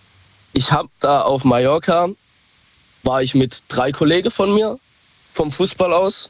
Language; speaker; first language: German; native; German